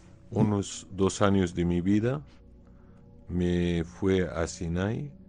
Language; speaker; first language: Spanish; non-native, fluent; Arabic